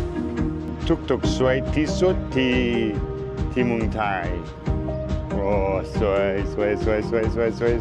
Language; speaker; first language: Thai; non-native, learner; Norwegian